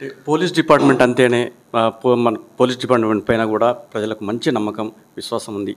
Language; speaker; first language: Telugu; native; Telugu